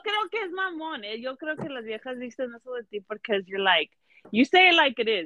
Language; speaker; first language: Spanish; early bilingual, heritage; Spanish